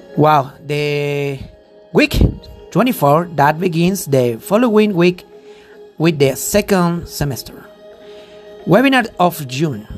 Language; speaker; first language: English; non-native, learner; Spanish